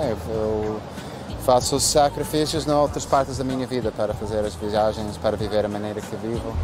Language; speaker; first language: Portuguese; non-native, fluent; English